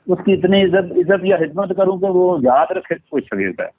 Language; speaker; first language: Urdu; non-native, local second language; Punjabi